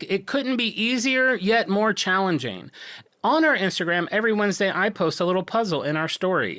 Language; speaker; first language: English; native; English